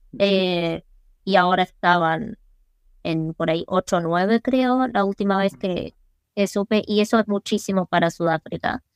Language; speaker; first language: Spanish; early bilingual, other home language; English